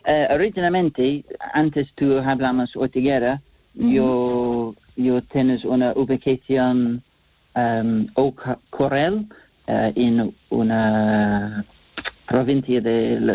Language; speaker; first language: Spanish; non-native, learner; English